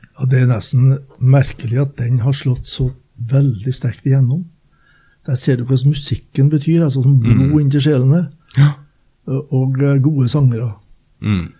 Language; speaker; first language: Norwegian; native; Norwegian